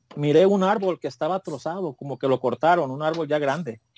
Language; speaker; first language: Spanish; native; Spanish